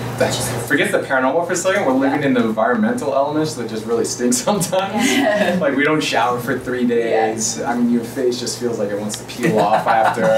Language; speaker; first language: English; native; English